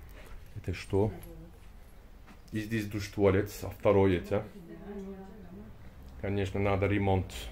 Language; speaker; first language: Russian; non-native, learner; Turkish